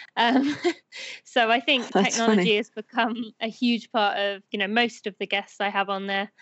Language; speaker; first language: English; native; English